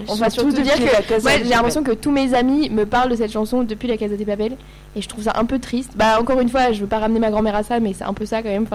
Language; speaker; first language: French; native; French